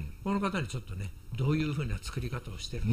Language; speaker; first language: Japanese; native; Japanese